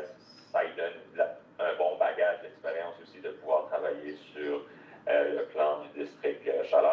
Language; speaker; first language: French; native; French